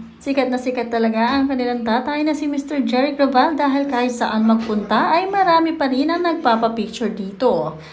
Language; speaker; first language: Filipino; native; Filipino